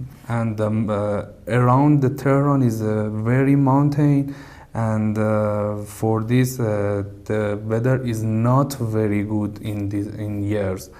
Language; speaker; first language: English; non-native, learner; Persian